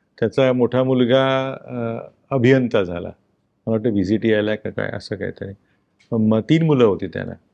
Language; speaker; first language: Marathi; native; Marathi